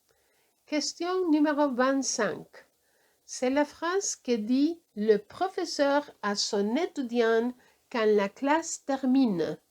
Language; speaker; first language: French; non-native, fluent; Spanish